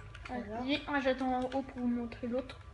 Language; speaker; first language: French; native; French